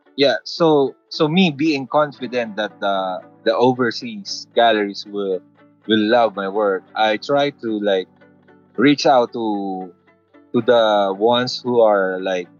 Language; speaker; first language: English; non-native, local second language; Filipino